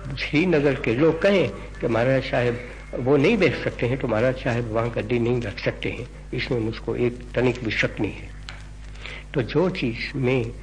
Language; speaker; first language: Hindi; non-native, local second language; Gujarati